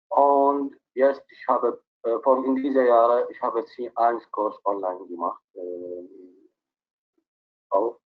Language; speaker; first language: German; non-native, learner; Arabic